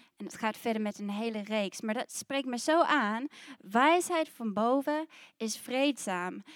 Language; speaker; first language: Dutch; non-native, fluent; English